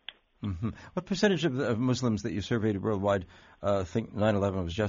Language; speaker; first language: English; native; English